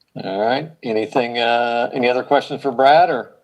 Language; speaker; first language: English; native; English